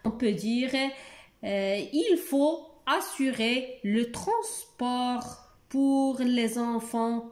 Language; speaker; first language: French; non-native, local second language; Arabic